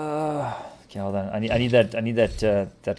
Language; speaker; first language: English; native; English